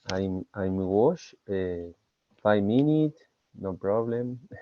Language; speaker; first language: English; non-native, learner; Spanish